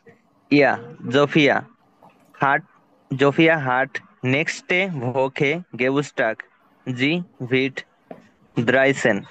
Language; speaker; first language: German; non-native, learner; Bangla